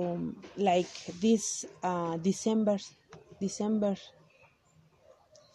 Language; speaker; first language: English; non-native, learner; Kaqchikel